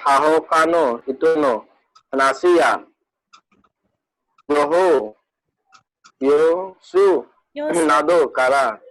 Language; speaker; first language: Japanese; non-native, learner; Hindi